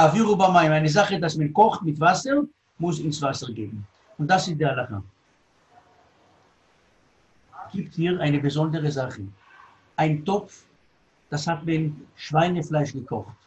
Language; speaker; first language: German; non-native, learner; Hebrew